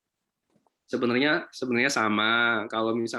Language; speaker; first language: Indonesian; native; Indonesian